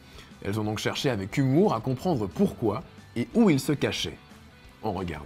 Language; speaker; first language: French; native; French